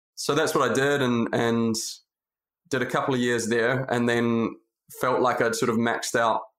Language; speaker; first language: English; native; English